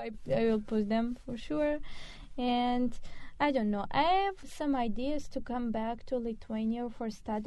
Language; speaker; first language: English; non-native, fluent; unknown